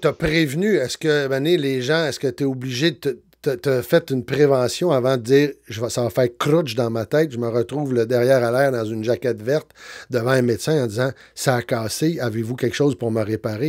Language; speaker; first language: French; native; French